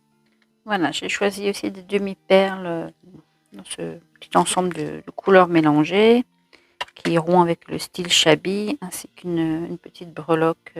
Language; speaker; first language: French; native; French